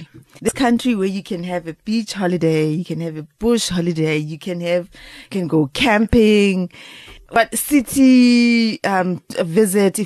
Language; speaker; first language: English; non-native, local second language; Xhosa